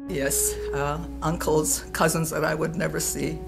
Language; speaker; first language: English; native; English